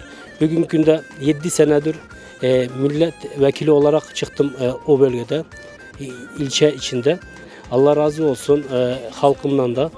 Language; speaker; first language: Turkish; early bilingual, heritage; Turkish